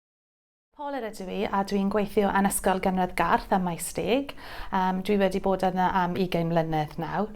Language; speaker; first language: Welsh; non-native, learner; English